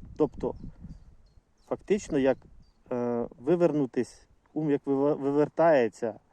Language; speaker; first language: Ukrainian; non-native, local second language; Russian